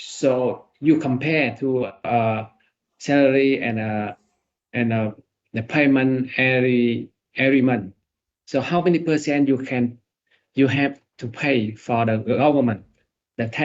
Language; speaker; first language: English; non-native, learner; Vietnamese